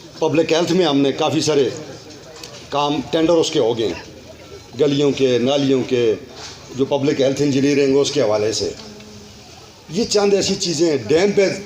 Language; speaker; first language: Urdu; non-native, local second language; Northern Hindko